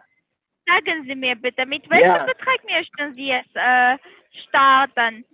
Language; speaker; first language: German; non-native, learner; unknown